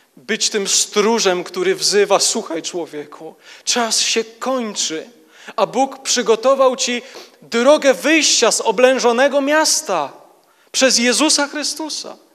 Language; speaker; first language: Polish; native; Polish